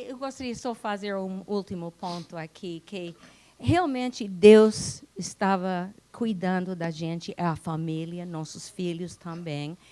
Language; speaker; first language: Portuguese; non-native, fluent; English